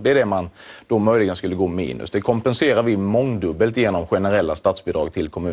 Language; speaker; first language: Swedish; native; Swedish